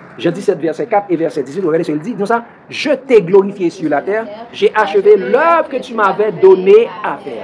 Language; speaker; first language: French; non-native, local second language; Haitian Creole